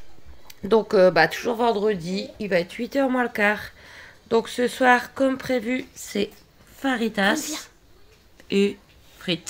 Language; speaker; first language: French; native; French